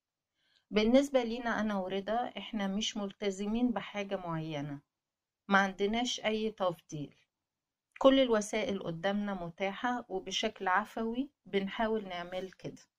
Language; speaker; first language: Arabic; native; Arabic